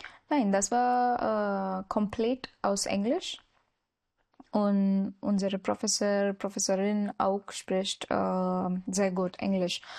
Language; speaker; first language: German; non-native, learner; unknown